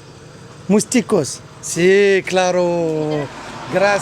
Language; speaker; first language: Spanish; non-native, learner; French